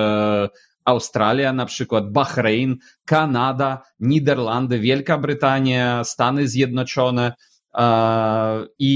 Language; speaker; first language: Polish; non-native, fluent; Ukrainian